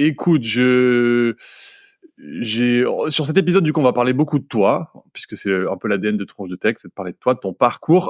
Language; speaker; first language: French; native; French